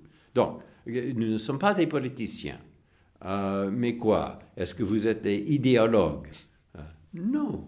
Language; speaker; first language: French; non-native, fluent; English